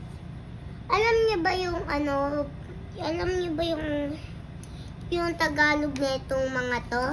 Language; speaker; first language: Filipino; native; Filipino